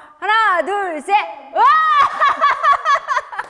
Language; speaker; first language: Korean; native; Korean